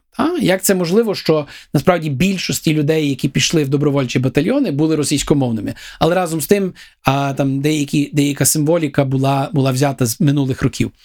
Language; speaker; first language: Ukrainian; early bilingual, heritage; Ukrainian